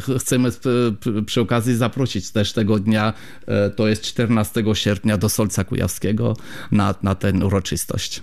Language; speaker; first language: Polish; non-native, fluent; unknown